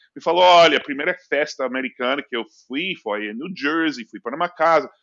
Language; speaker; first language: Portuguese; non-native, fluent; English